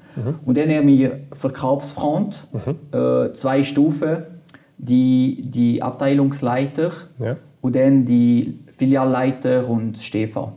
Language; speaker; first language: German; non-native, local second language; French